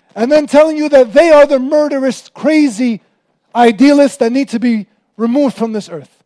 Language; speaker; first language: English; native; English